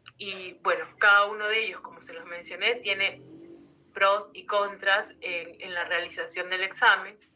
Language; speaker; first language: Spanish; native; Spanish